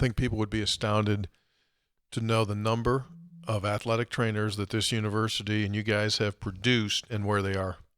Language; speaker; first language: English; native; English